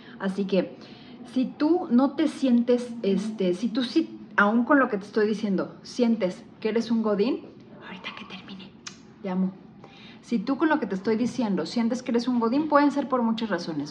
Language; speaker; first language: Spanish; native; Spanish